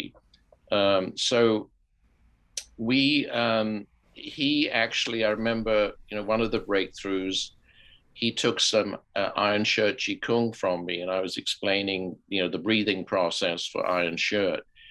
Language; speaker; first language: English; native; English